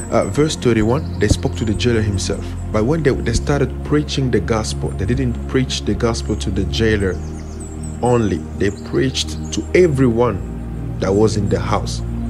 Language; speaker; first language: English; non-native, fluent; French